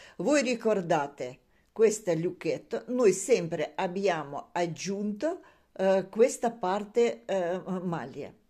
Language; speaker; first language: Italian; non-native, learner; Russian